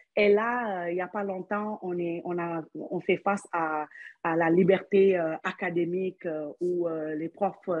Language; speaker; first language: French; non-native, local second language; Wolof